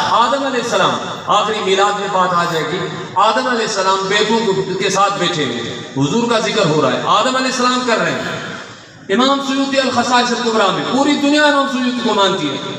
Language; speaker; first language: Urdu; non-native, local second language; Sindhi